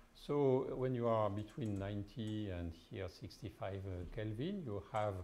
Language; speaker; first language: English; non-native, fluent; French